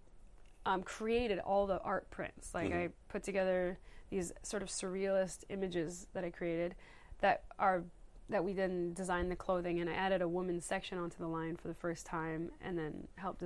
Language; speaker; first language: English; native; English